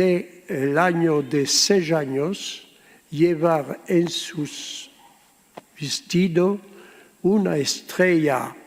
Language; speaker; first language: Spanish; early bilingual, heritage; French